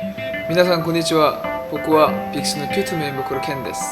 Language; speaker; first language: Japanese; non-native, learner; Korean